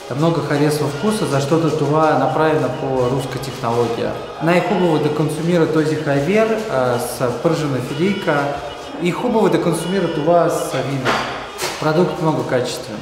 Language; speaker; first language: Bulgarian; non-native, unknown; Russian